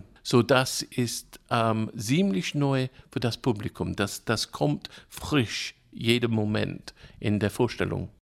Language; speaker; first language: German; non-native, fluent; English